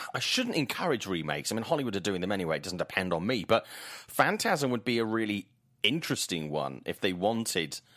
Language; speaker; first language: English; native; English